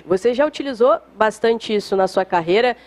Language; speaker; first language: Portuguese; native; Portuguese